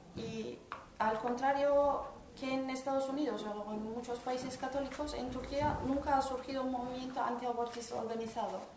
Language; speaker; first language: Spanish; non-native, fluent; Turkish